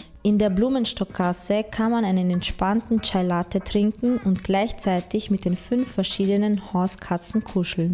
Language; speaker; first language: German; native; German